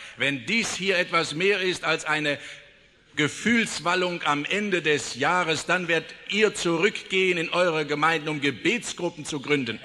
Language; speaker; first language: German; native; German